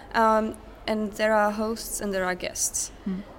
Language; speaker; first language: English; non-native, fluent; Czech